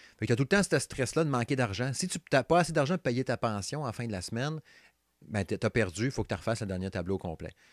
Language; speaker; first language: French; native; French